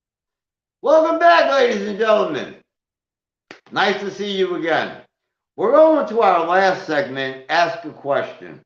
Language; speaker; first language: English; native; English